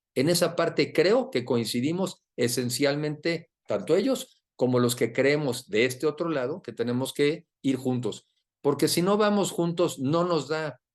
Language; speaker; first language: Spanish; native; Spanish